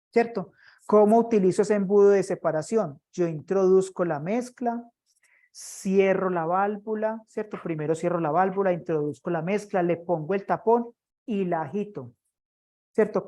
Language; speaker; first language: Spanish; native; Spanish